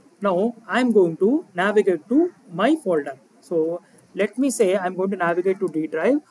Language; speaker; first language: English; non-native, local second language; Telugu